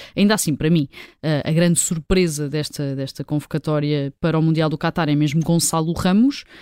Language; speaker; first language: Portuguese; native; Portuguese